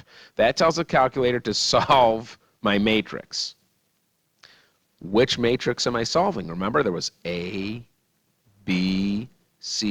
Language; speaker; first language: English; native; English